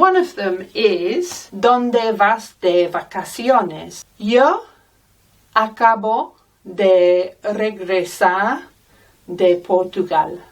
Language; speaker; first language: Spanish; non-native, fluent; English